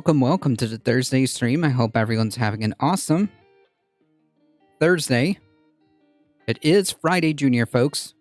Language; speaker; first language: English; native; English